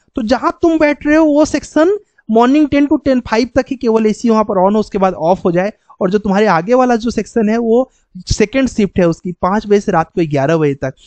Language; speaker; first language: Hindi; native; Hindi